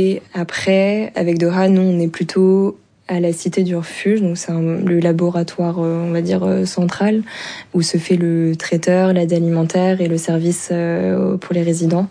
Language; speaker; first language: French; early bilingual, other home language; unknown